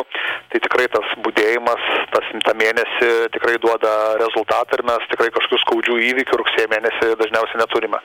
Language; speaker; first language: Lithuanian; native; Lithuanian